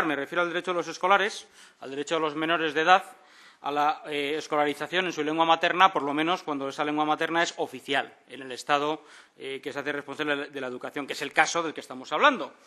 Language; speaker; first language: Spanish; native; Spanish